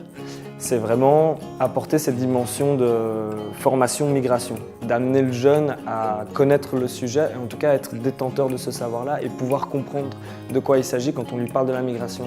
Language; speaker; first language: French; native; French